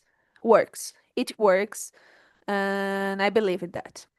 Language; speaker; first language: English; non-native, learner; Portuguese